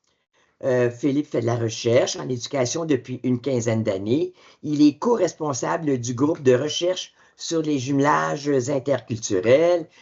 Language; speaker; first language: French; native; French